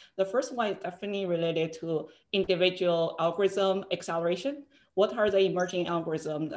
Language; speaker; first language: English; non-native, fluent; Chinese